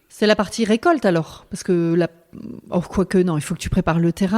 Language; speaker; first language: French; native; French